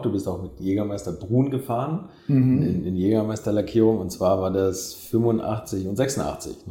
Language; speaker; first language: German; native; German